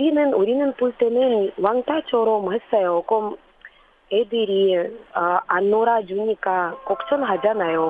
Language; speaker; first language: Korean; non-native, learner; Russian